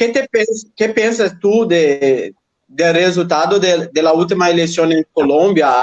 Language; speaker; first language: Spanish; non-native, fluent; Portuguese